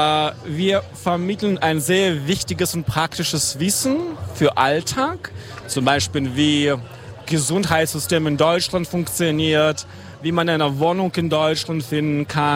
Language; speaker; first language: German; non-native, fluent; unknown